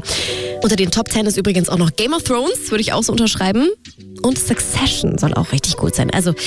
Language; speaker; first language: German; native; German